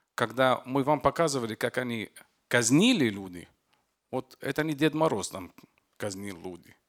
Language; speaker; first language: Russian; non-native, fluent; Arabic